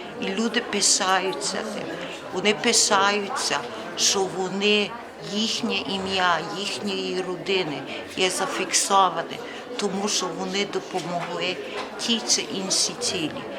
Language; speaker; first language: Ukrainian; early bilingual, heritage; Ukrainian